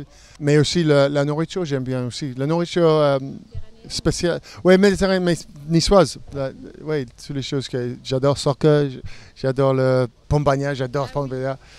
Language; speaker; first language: French; non-native, fluent; English